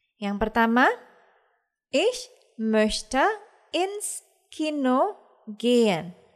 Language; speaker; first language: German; non-native, fluent; Indonesian